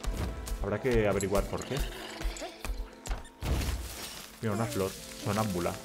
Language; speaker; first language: Spanish; native; Spanish